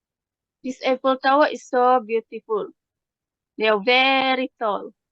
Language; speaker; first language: English; non-native, learner; Malay